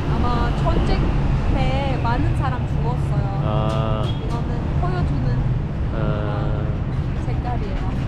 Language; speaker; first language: Korean; non-native, learner; Persian